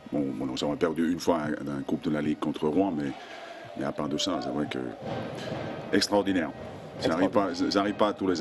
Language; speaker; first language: French; non-native, fluent; Finnish